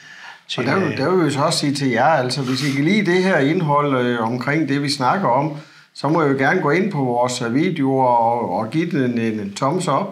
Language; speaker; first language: Danish; native; Danish